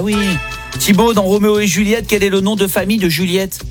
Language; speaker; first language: French; native; French